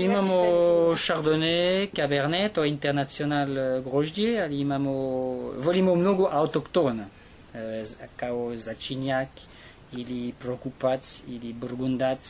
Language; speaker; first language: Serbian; non-native, learner; French